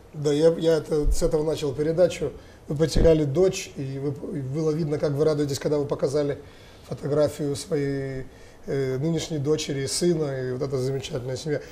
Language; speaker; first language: Russian; native; Russian